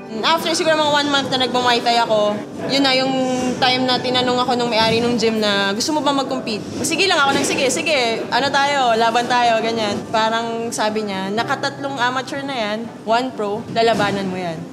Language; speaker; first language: Filipino; native; Filipino